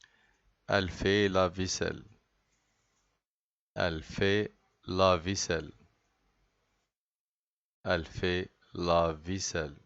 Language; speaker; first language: French; non-native, fluent; Arabic